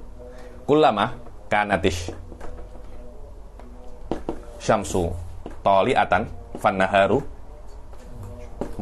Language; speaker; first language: Arabic; non-native, fluent; Malay